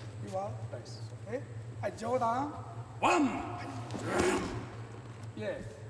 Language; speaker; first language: English; non-native, learner; Japanese